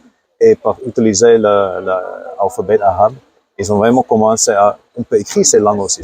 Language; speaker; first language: French; non-native, fluent; Afrikaans